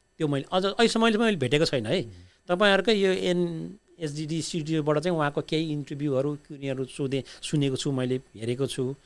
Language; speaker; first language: Nepali; native; Nepali